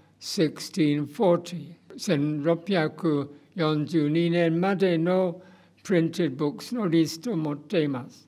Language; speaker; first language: Japanese; non-native, fluent; English